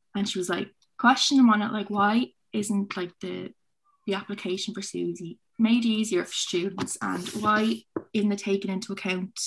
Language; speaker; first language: English; native; English